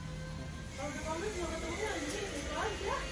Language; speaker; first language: Indonesian; native; Indonesian